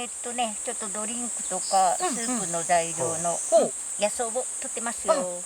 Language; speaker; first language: Japanese; native; Japanese